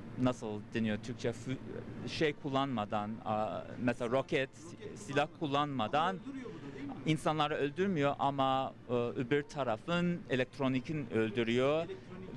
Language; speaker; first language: Turkish; early bilingual, heritage; English